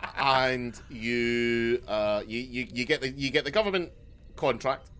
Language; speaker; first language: English; native; English